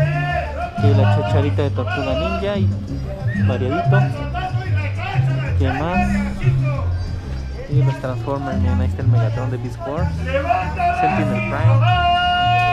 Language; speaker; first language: Spanish; native; Spanish